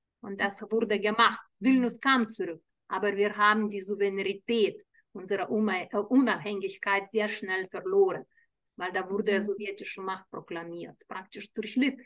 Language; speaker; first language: German; non-native, fluent; Lithuanian